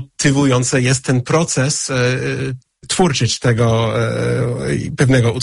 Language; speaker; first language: Polish; non-native, fluent; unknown